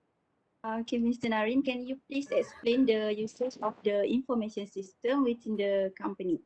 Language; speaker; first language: English; non-native, local second language; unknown